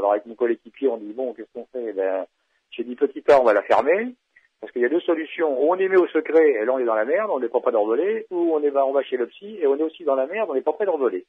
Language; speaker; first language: French; native; French